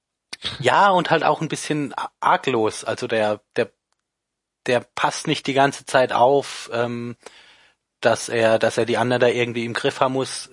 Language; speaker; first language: German; native; German